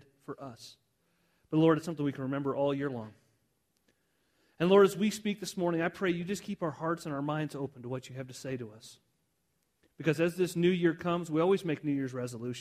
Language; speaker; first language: English; native; English